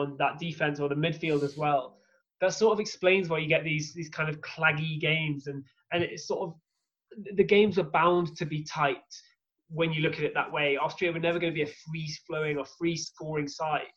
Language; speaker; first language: English; native; English